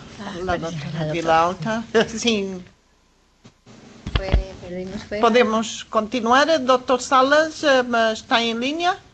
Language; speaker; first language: Spanish; non-native, fluent; Portuguese